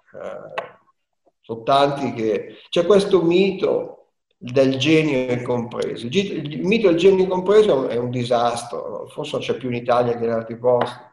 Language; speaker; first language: Italian; native; Italian